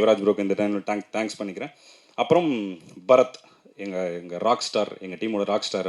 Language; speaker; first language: Tamil; native; Tamil